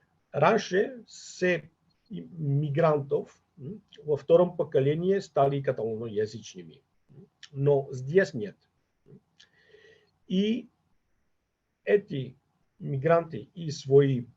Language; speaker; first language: Russian; non-native, fluent; Catalan